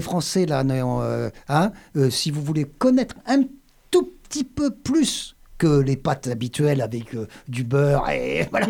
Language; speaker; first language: French; native; French